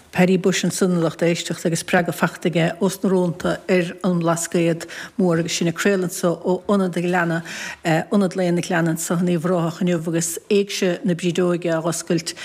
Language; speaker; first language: Irish; native; Irish